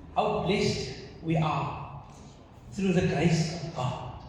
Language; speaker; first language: English; non-native, local second language; Afrikaans